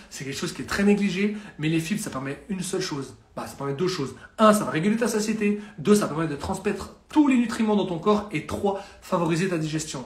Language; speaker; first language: French; native; French